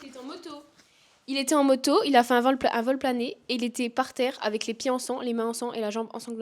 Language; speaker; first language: French; native; French